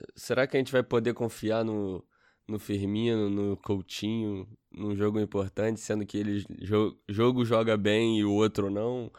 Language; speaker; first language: Portuguese; native; Portuguese